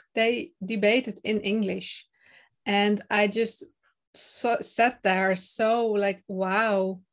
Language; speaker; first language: English; non-native, fluent; Dutch